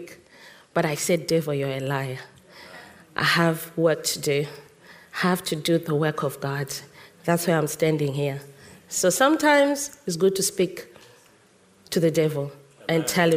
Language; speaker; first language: English; non-native, local second language; Shona